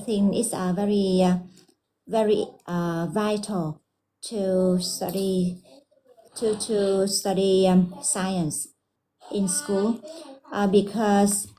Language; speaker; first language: English; non-native, learner; Vietnamese